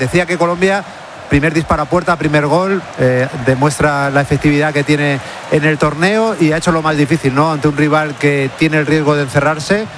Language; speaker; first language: Spanish; native; Spanish